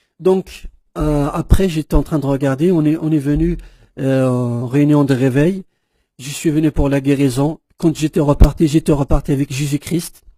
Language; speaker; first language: French; non-native, local second language; Kabyle